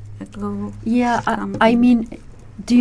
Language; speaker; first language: English; non-native, learner; Arabic